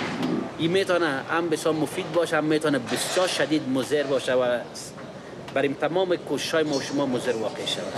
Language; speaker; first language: Persian; native; Persian